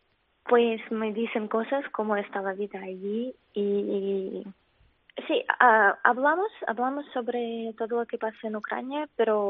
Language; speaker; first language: Spanish; non-native, fluent; Ukrainian